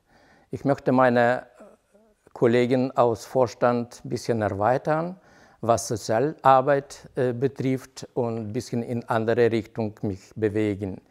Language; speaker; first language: German; non-native, fluent; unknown